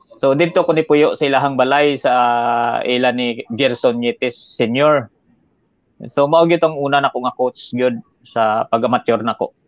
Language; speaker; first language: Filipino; non-native, local second language; Hiligaynon